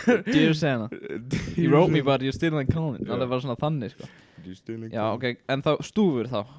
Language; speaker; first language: Icelandic; native; Icelandic